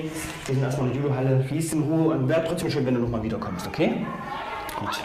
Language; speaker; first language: German; native; German